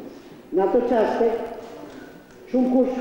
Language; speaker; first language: Albanian; native; Albanian